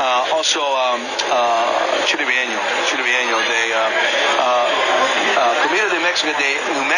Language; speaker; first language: Spanish; non-native, learner; English